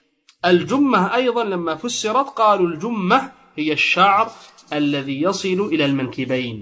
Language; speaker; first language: Arabic; native; Arabic